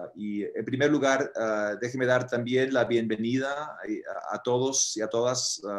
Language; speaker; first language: Spanish; early bilingual, other home language; English